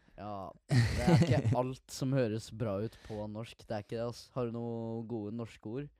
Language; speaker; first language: Norwegian; native; Norwegian